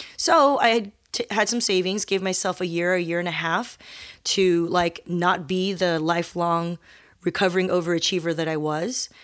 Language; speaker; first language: English; early bilingual, other home language; Chinese